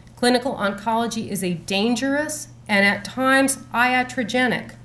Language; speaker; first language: English; native; English